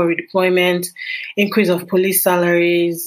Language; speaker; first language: English; non-native, local second language; Yoruba